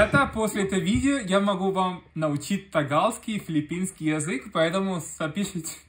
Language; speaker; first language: Russian; non-native, fluent; Spanish